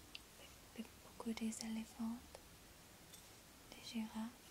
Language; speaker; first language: French; non-native, learner; English